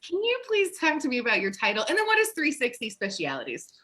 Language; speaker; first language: English; native; English